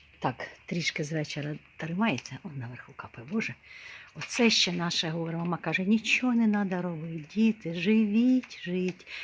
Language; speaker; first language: Ukrainian; non-native, local second language; Russian